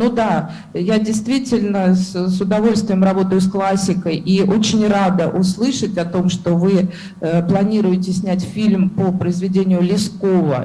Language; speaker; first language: Russian; native; Russian